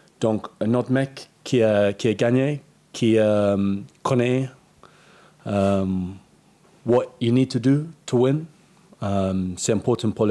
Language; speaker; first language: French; non-native, learner; English